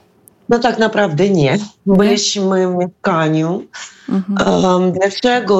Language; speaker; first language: Polish; non-native, fluent; Ukrainian